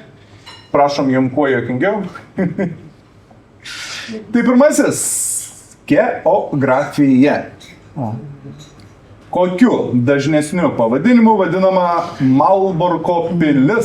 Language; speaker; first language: Lithuanian; native; Lithuanian